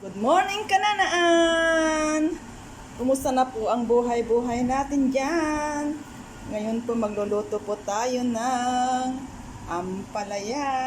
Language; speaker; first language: Filipino; non-native, local second language; Iloko